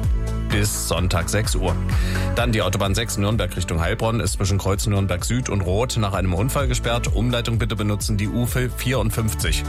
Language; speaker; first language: German; native; German